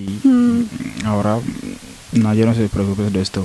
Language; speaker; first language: Spanish; non-native, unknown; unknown